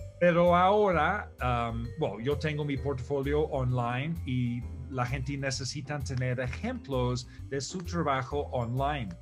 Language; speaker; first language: Spanish; non-native, fluent; English